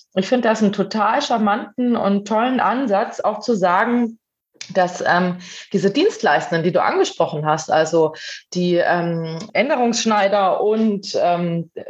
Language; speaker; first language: German; native; German